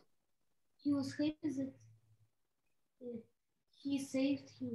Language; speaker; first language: English; non-native, learner; Russian